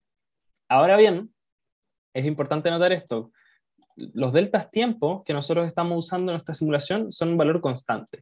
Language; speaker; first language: Spanish; native; Spanish